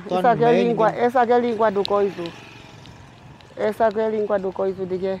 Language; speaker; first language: Portuguese; non-native, local second language; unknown